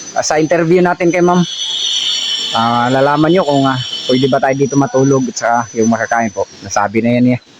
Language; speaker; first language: Filipino; non-native, local second language; Cebuano